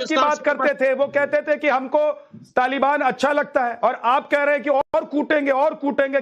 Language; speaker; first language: Hindi; native; Hindi